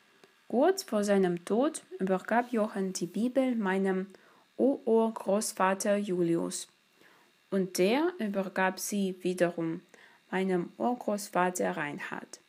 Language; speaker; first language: German; non-native, fluent; Russian